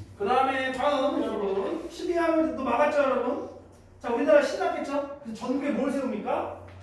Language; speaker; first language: Korean; native; Korean